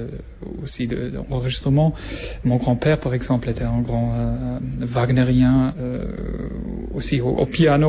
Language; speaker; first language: French; non-native, learner; German